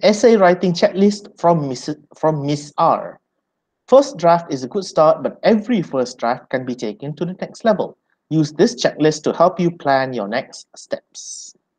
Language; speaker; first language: English; non-native, local second language; Malay